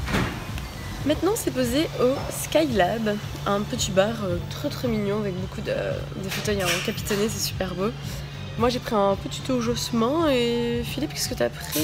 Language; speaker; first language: French; native; French